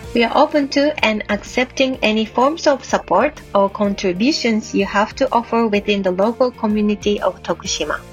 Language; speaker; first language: English; non-native, fluent; Japanese